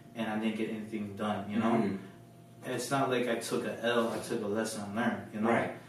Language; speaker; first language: English; early bilingual, other home language; Filipino